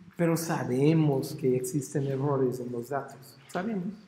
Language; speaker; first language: Spanish; non-native, fluent; English